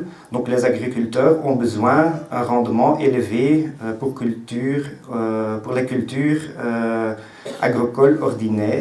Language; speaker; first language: French; non-native, local second language; Dutch